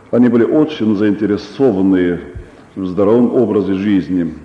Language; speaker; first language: Russian; non-native, local second language; Estonian